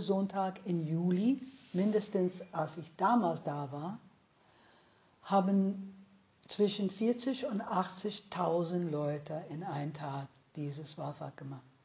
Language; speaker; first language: German; non-native, fluent; English